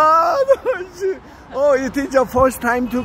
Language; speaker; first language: English; non-native, learner; Korean